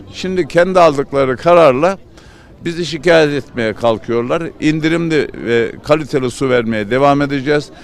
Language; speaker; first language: Turkish; native; Turkish